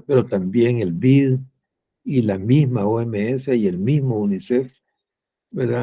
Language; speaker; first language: Spanish; native; Spanish